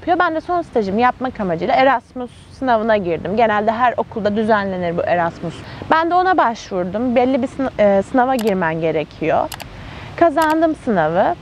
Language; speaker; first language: Turkish; native; Turkish